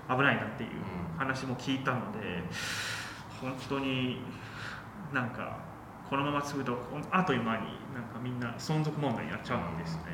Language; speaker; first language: Japanese; non-native, fluent; Chinese